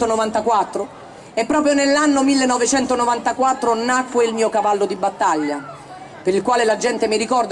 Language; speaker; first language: Italian; native; Italian